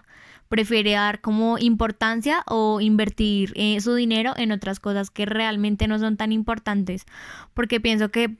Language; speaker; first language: Spanish; native; Spanish